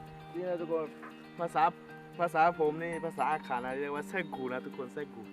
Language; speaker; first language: Thai; non-native, local second language; Akha